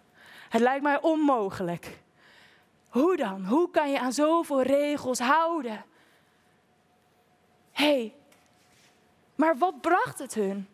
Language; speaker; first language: Dutch; native; Dutch